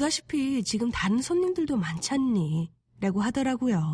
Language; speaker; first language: Korean; native; Korean